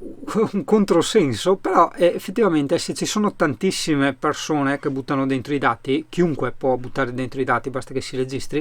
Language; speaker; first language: Italian; native; Italian